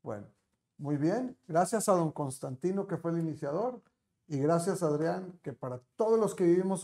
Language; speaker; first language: Spanish; native; Spanish